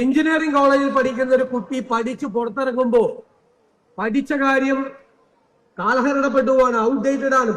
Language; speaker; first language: Malayalam; native; Malayalam